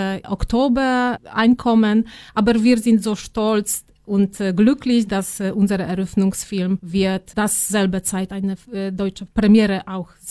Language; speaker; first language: German; non-native, fluent; Polish